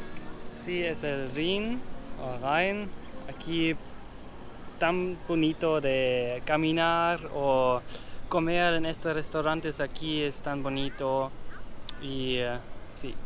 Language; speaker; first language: Spanish; non-native, learner; German